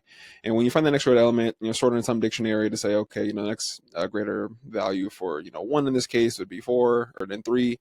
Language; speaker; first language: English; native; English